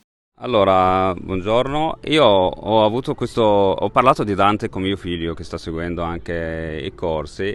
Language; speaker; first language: Italian; non-native, fluent; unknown